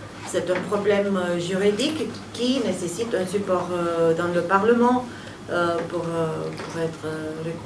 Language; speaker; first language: French; non-native, fluent; Romanian